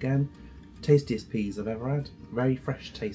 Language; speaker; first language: English; native; English